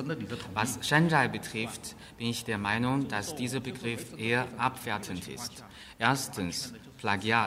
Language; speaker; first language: German; non-native, fluent; Chinese